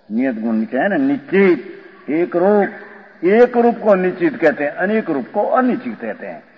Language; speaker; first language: Hindi; non-native, local second language; Gujarati